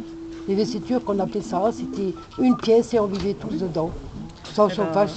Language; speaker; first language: French; native; French